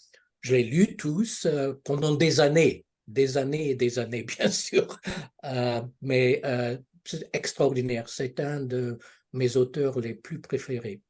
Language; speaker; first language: French; non-native, fluent; Russian